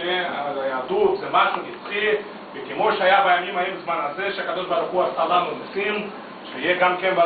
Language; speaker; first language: Hebrew; non-native, fluent; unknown